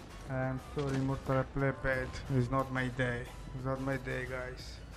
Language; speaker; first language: English; non-native, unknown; Italian